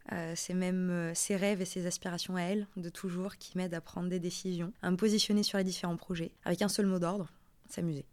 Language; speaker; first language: French; non-native, local second language; Arabic